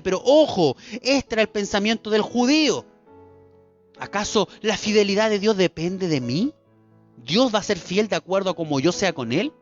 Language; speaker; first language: Spanish; native; Spanish